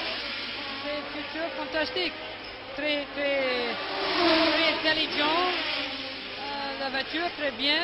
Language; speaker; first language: French; non-native, learner; English